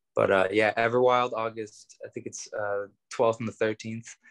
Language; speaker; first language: English; native; English